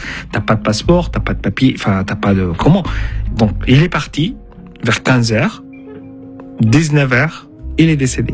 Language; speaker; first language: French; non-native, fluent; Arabic